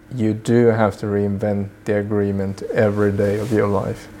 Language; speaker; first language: English; early bilingual, other home language; Swedish